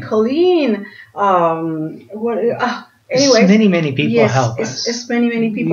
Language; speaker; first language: English; non-native, learner; Spanish